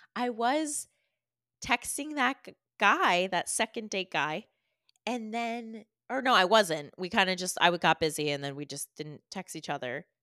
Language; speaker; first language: English; native; English